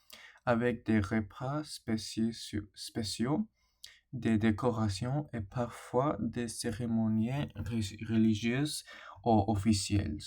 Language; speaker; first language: French; non-native, learner; English